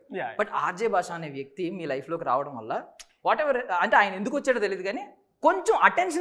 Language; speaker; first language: Telugu; native; Telugu